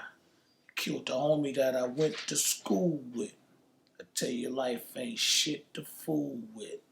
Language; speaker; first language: English; native; English